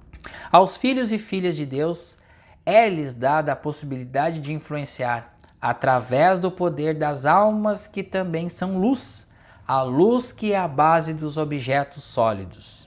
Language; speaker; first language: Portuguese; native; Portuguese